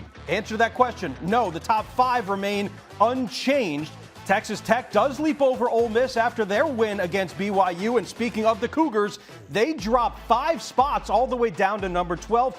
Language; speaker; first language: English; native; English